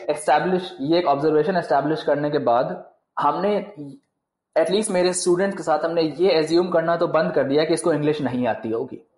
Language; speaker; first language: Hindi; native; Hindi